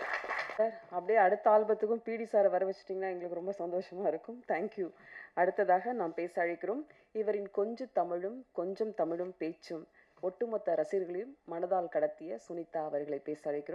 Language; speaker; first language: Tamil; native; Tamil